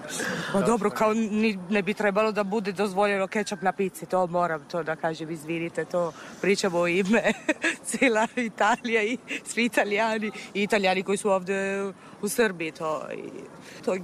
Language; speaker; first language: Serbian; non-native, fluent; Italian